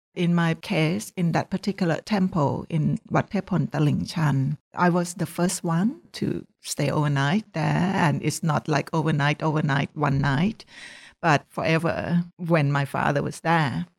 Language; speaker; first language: English; non-native, fluent; Thai